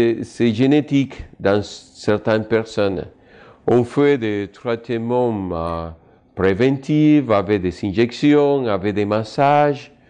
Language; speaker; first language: French; non-native, fluent; Spanish